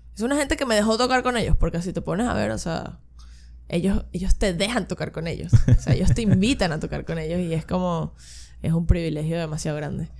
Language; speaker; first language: Spanish; native; Spanish